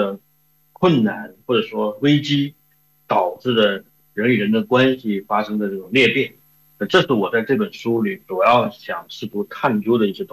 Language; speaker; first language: Chinese; native; Chinese